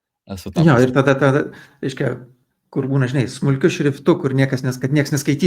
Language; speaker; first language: Lithuanian; native; Lithuanian